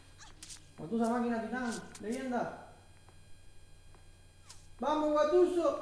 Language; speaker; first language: Spanish; native; Spanish